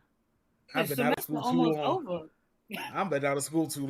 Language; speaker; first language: English; native; English